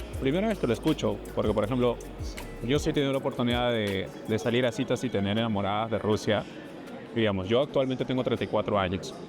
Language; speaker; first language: Spanish; native; Spanish